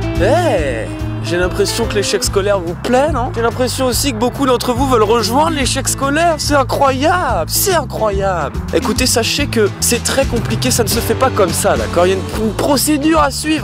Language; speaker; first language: French; native; French